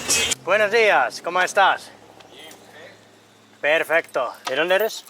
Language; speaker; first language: Spanish; non-native, learner; Finnish